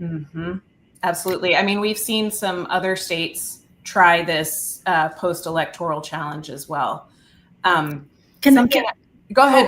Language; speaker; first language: English; native; English